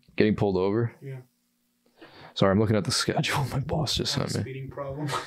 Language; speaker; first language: English; native; English